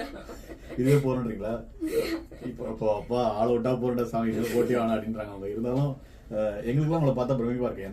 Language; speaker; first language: Tamil; native; Tamil